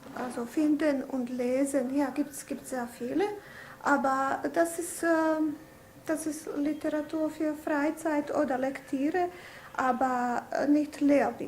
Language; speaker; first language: German; non-native, fluent; Bosnian